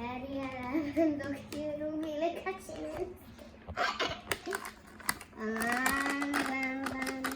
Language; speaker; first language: Turkish; early bilingual, heritage; Turkish